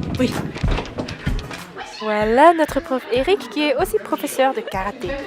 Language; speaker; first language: French; non-native, local second language; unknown